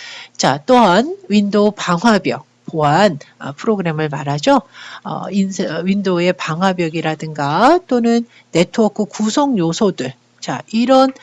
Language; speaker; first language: Korean; native; Korean